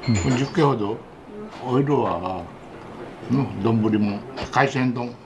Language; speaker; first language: Japanese; native; Japanese